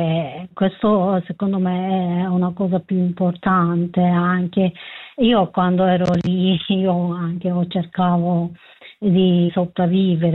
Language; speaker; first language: Italian; non-native, learner; Kurdish